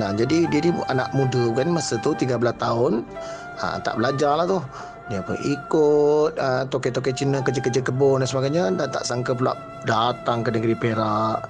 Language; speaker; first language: Malay; non-native, local second language; Tamil